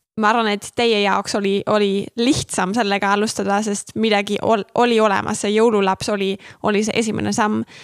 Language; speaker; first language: Estonian; non-native, fluent; German